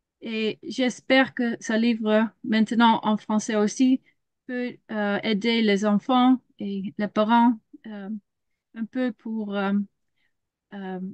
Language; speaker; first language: French; non-native, learner; Dutch